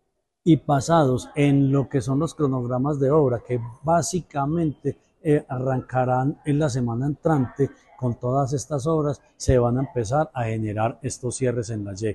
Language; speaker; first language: Spanish; native; Spanish